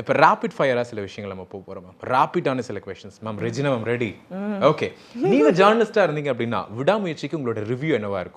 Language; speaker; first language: Tamil; native; Tamil